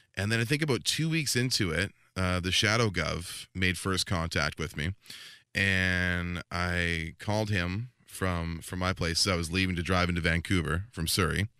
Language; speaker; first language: English; native; English